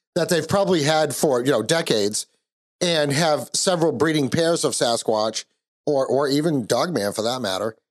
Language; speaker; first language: English; native; English